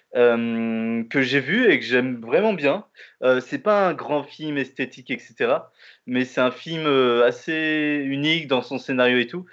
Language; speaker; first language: French; native; French